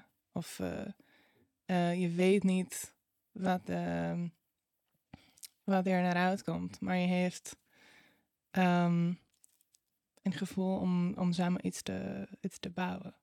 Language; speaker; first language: Dutch; non-native, fluent; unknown